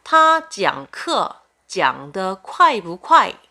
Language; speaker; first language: Chinese; non-native, fluent; Korean